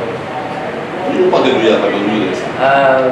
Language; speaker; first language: French; non-native, learner; Spanish